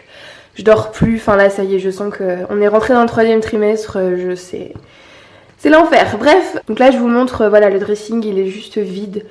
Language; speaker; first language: French; native; French